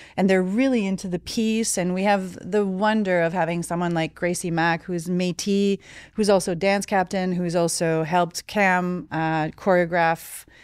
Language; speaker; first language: English; early bilingual, other home language; French